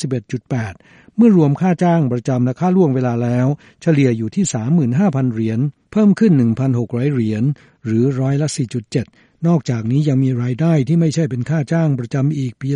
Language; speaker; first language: Thai; native; Thai